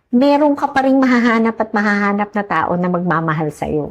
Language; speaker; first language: Filipino; native; Filipino